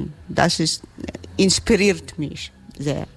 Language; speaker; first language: German; non-native, learner; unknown